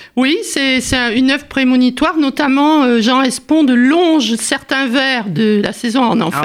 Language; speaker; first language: French; native; French